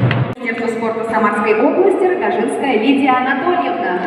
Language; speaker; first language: Russian; native; Russian